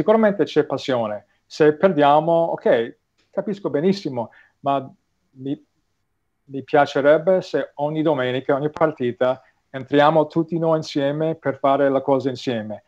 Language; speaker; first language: Italian; non-native, fluent; English